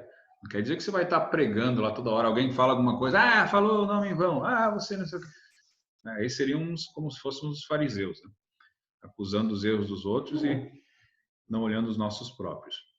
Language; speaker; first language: Portuguese; native; Portuguese